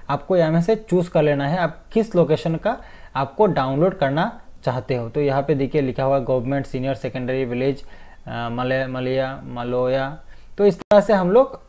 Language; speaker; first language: Hindi; non-native, fluent; Bangla